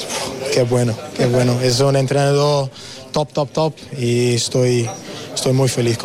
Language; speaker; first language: Spanish; non-native, learner; English